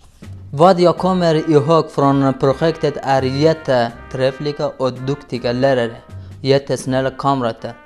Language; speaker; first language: Swedish; non-native, learner; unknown